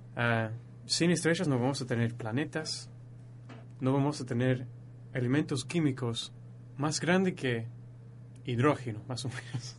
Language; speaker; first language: Spanish; non-native, fluent; English